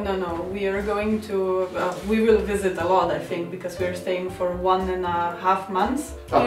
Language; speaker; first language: English; non-native, learner; Slovenian